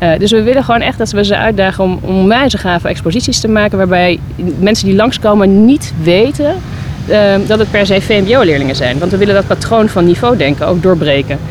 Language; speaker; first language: Dutch; native; Dutch